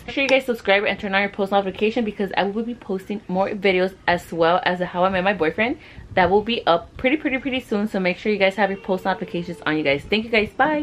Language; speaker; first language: English; early bilingual, other home language; Spanish